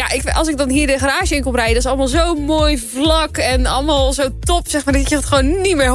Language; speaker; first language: Dutch; native; Dutch